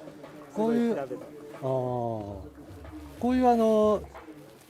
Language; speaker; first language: Japanese; native; Japanese